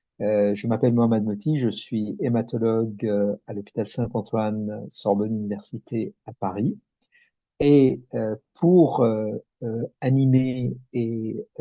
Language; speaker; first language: French; native; French